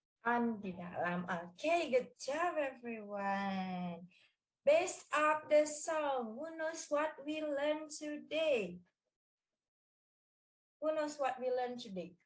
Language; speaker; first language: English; non-native, learner; Indonesian